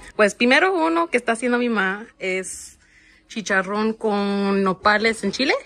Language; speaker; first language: Spanish; early bilingual, heritage; Spanish